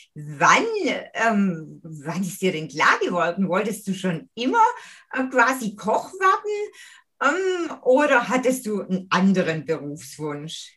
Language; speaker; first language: German; native; German